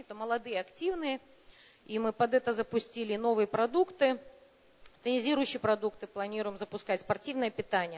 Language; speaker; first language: Russian; native; Russian